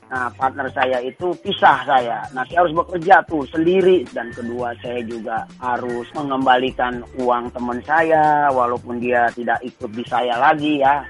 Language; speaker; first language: Indonesian; native; Indonesian